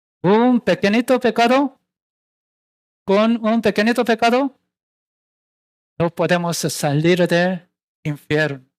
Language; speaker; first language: Spanish; non-native, learner; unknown